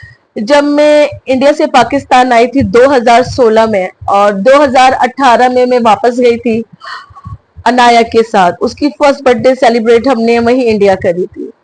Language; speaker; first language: Urdu; native; Urdu